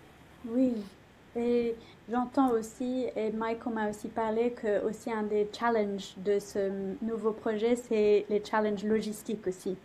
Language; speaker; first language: French; non-native, fluent; English